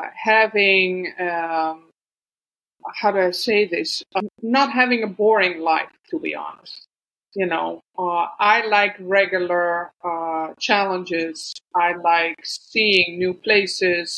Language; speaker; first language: English; non-native, fluent; Dutch